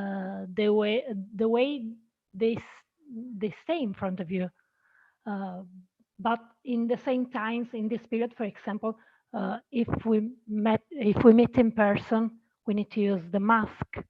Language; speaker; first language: English; non-native, learner; Italian